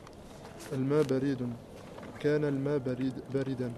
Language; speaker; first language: Arabic; non-native, learner; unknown